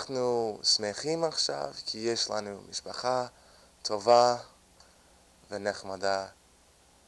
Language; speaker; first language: Hebrew; non-native, learner; English